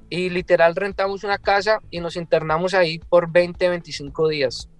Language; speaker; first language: Spanish; native; Spanish